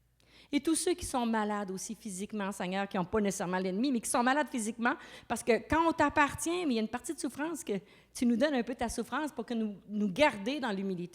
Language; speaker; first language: French; native; French